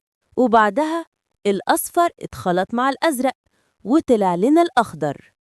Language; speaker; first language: Arabic; native; Arabic